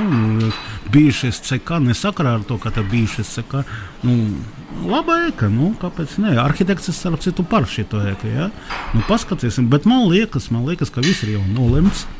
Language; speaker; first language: Latvian; non-native, local second language; Russian